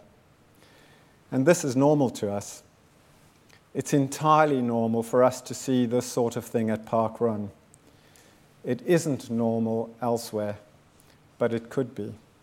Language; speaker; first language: English; native; English